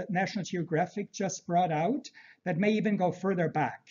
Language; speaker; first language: English; early bilingual, other home language; Turkish